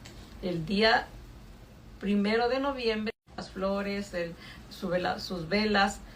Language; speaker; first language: Spanish; native; Spanish